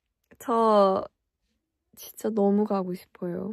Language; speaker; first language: Korean; early bilingual, heritage; English